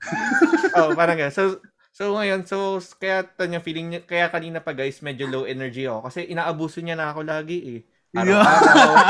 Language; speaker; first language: Filipino; early bilingual, other home language; Japanese